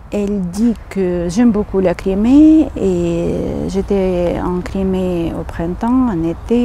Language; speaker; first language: French; non-native, fluent; Ukrainian